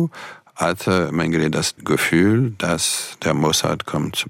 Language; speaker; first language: German; non-native, fluent; French